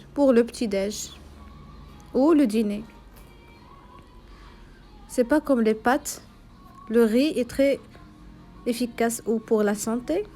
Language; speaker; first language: French; non-native, local second language; Arabic